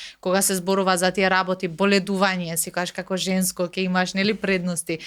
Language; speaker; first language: Macedonian; non-native, local second language; Albanian